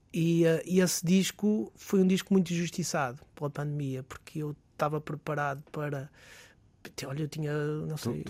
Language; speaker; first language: Portuguese; native; Portuguese